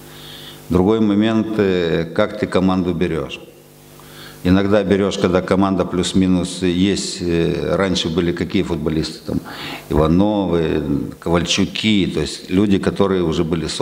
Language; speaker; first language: Russian; native; Russian